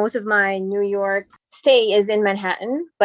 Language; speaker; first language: English; non-native, local second language; Filipino